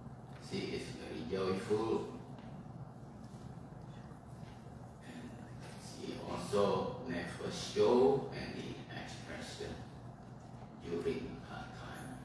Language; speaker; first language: English; non-native, fluent; Indonesian